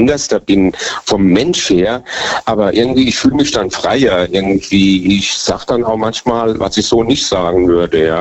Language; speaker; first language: German; native; German